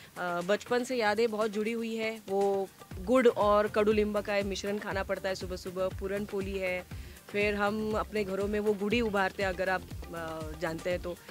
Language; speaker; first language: Hindi; non-native, local second language; Marathi